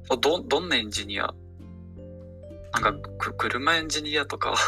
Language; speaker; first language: Japanese; non-native, learner; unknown